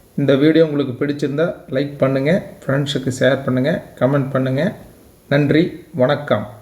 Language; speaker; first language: Tamil; native; Tamil